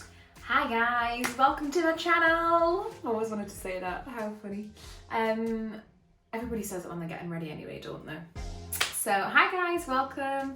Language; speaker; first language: English; native; English